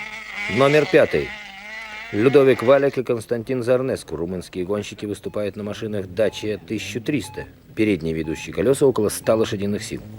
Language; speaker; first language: Russian; native; Russian